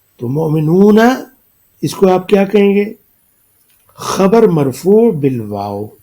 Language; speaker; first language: Urdu; native; Urdu